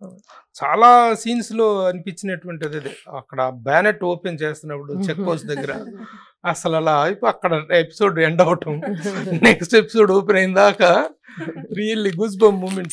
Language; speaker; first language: Telugu; native; Telugu